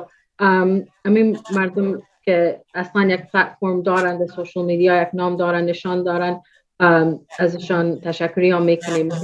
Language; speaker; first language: Persian; early bilingual, heritage; Persian